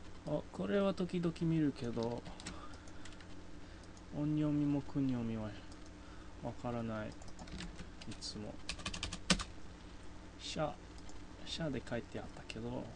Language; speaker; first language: Japanese; non-native, fluent; English